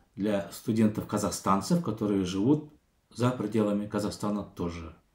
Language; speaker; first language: Russian; non-native, local second language; Kazakh